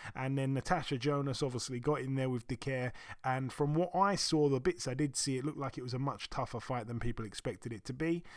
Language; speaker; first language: English; native; English